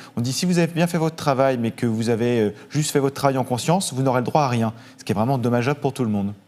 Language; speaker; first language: French; native; French